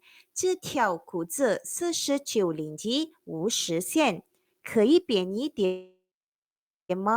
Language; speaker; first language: Chinese; non-native, local second language; Malay